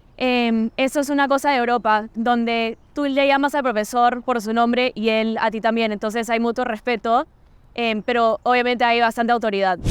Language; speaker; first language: Spanish; non-native, fluent; Portuguese